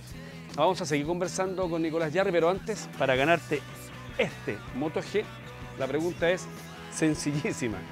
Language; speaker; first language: Spanish; native; Spanish